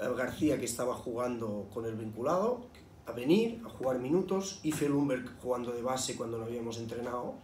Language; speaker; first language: Spanish; non-native, local second language; Catalan